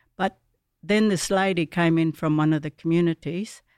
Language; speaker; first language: English; native; English